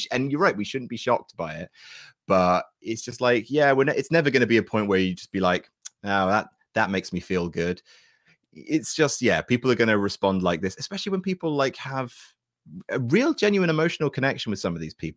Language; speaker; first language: English; native; English